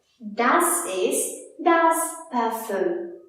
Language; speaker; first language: German; non-native, fluent; Polish